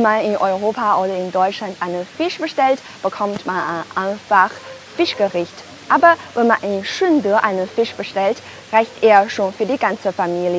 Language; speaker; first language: German; non-native, fluent; Chinese